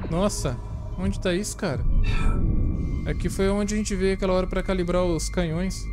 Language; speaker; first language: Portuguese; native; Portuguese